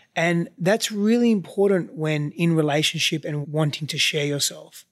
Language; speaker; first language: English; native; English